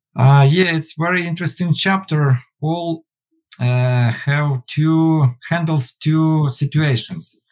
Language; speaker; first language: English; non-native, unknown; Ukrainian